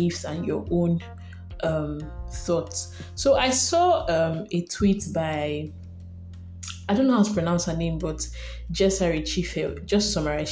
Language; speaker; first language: English; non-native, local second language; Igbo